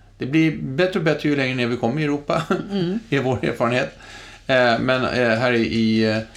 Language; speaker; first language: Swedish; native; Swedish